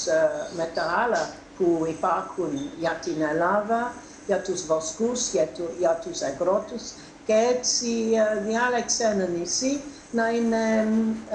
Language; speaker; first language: Greek; non-native, fluent; English